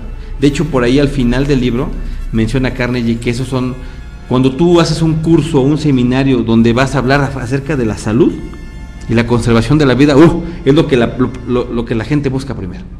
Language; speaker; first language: Spanish; native; Spanish